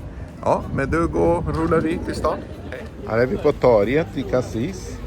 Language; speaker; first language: Swedish; non-native, fluent; Portuguese